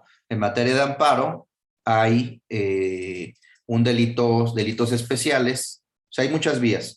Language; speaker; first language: Spanish; native; Spanish